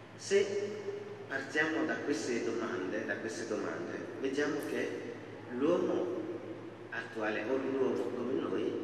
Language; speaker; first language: Italian; non-native, fluent; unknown